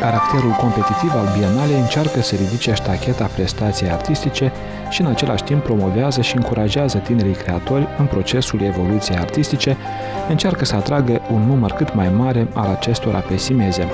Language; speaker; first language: Romanian; native; Romanian